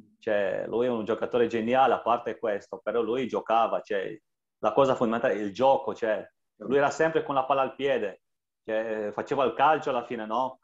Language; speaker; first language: Italian; non-native, fluent; Romanian